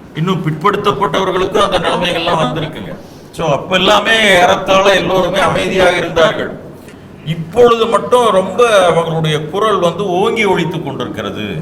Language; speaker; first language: Tamil; native; Tamil